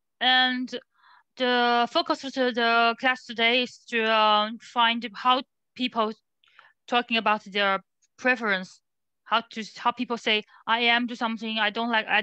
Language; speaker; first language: English; non-native, learner; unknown